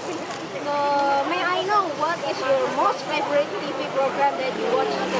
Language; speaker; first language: English; non-native, fluent; Indonesian